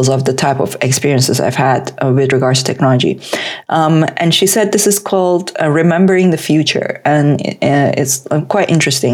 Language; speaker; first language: English; non-native, fluent; Persian